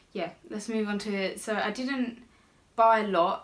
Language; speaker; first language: English; native; English